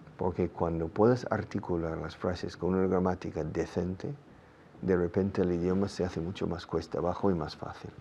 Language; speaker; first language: Spanish; non-native, fluent; English